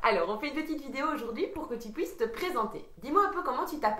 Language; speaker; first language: French; native; French